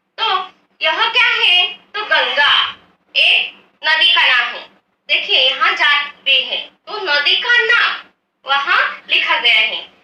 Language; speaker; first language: Hindi; non-native, local second language; Marathi